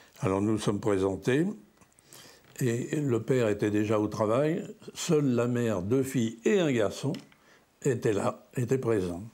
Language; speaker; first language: French; native; French